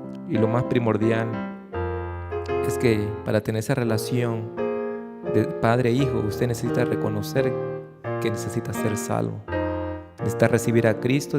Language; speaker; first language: Spanish; native; Spanish